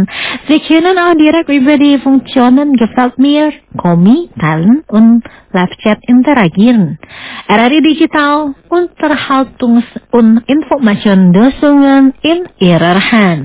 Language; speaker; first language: German; non-native, fluent; Indonesian